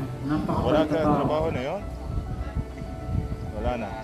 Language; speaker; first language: Filipino; non-native, learner; Arabic